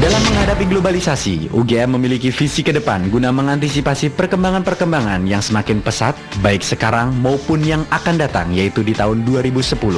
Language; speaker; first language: Indonesian; native; Indonesian